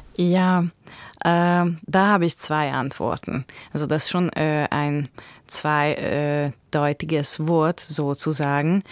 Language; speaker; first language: German; non-native, fluent; Hungarian